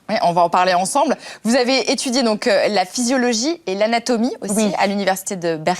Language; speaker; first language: French; native; French